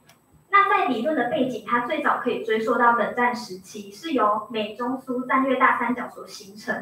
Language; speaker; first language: Chinese; native; Chinese